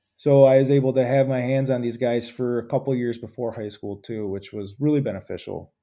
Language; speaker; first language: English; native; English